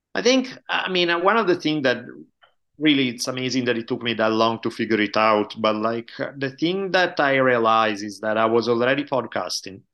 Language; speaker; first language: English; non-native, fluent; Italian